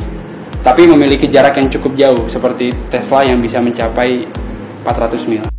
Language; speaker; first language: Indonesian; native; Indonesian